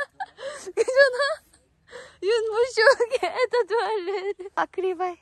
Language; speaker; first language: Russian; non-native, fluent; Korean